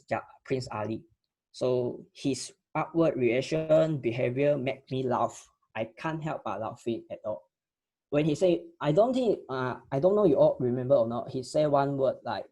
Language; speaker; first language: English; non-native, learner; Chinese